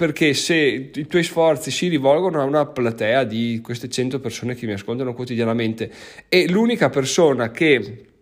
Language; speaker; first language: Italian; native; Italian